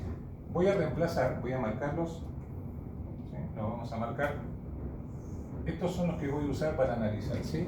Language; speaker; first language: Spanish; native; Spanish